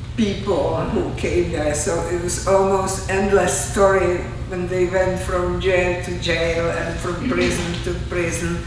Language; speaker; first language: English; non-native, fluent; Czech